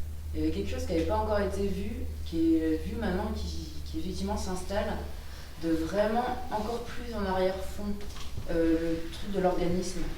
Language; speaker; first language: French; native; French